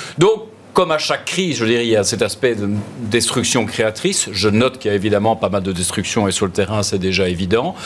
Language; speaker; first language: French; native; French